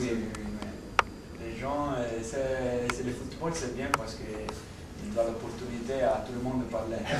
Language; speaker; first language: French; non-native, fluent; Italian